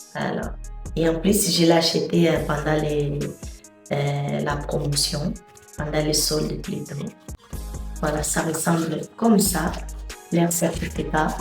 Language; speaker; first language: French; non-native, fluent; Portuguese